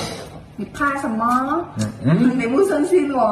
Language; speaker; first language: Chinese; non-native, learner; Vietnamese